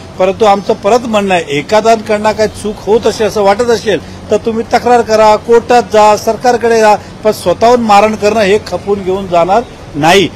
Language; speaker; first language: Marathi; non-native, local second language; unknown